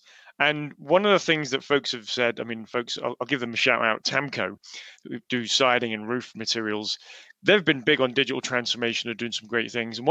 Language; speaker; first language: English; native; English